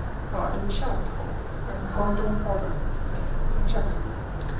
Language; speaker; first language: English; non-native, learner; Chinese